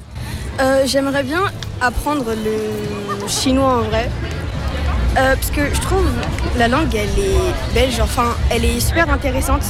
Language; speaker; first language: French; early bilingual, other home language; Khmer